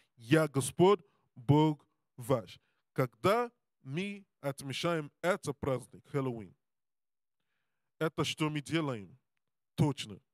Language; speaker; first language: Russian; non-native, learner; Serbian